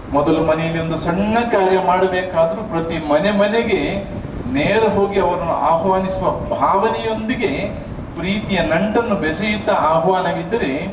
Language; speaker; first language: Kannada; native; Kannada